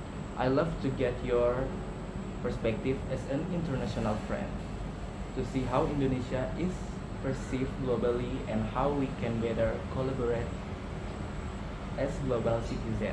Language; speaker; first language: English; non-native, learner; Indonesian